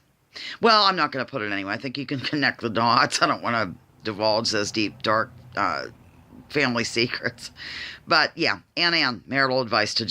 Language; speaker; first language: English; native; English